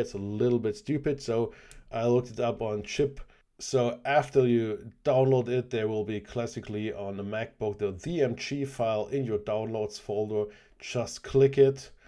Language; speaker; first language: English; non-native, fluent; German